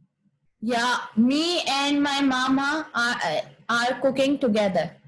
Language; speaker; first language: English; non-native, local second language; Urdu